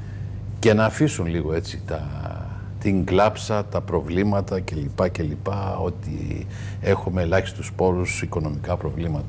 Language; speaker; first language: Greek; native; Greek